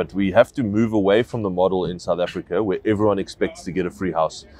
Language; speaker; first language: English; native; English